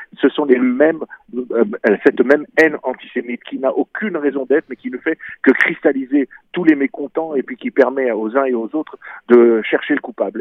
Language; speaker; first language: French; native; French